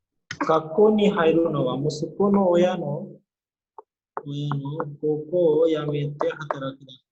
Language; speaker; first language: Japanese; non-native, learner; Hindi